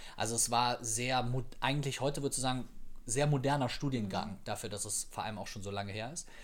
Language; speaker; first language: German; native; German